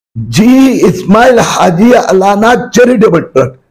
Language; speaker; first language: Hindi; non-native, local second language; Marathi